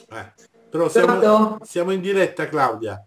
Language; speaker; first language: Italian; native; Italian